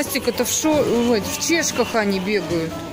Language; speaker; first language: Russian; native; Russian